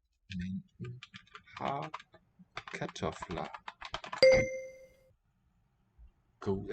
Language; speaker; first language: Danish; non-native, learner; English